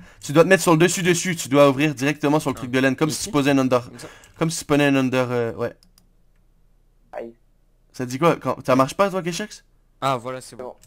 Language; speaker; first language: French; native; French